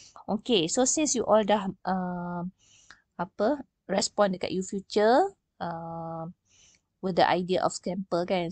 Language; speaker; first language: English; non-native, local second language; Malay